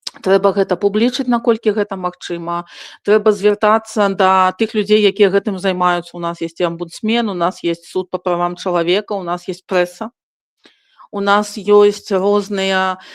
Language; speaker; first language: Belarusian; non-native, local second language; Russian